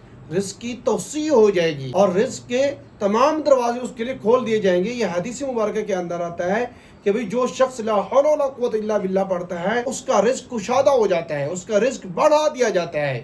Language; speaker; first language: Urdu; native; Urdu